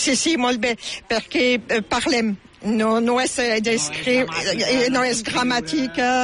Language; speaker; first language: Catalan; non-native, learner; French